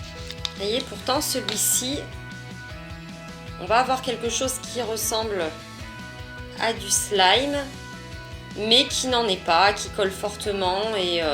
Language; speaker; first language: French; native; French